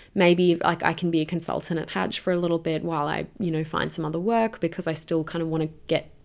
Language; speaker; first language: English; native; English